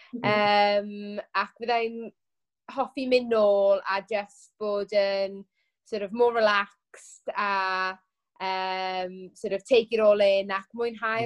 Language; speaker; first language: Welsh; non-native, local second language; English